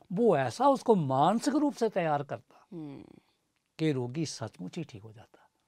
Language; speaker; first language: Hindi; native; Hindi